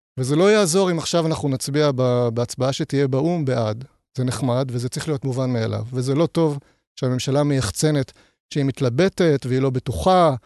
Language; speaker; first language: Hebrew; native; Hebrew